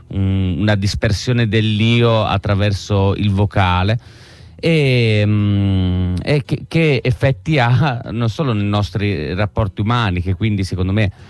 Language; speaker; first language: Italian; native; Italian